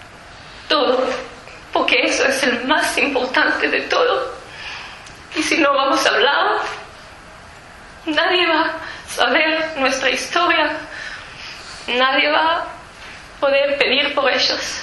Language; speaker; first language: Spanish; early bilingual, heritage; Spanish